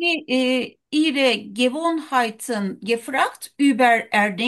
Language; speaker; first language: German; non-native, learner; Turkish